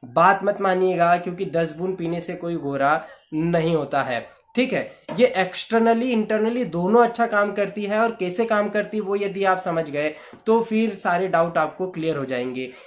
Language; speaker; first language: Hindi; native; Hindi